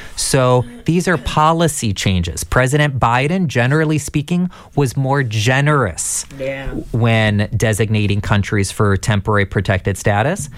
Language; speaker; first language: English; native; English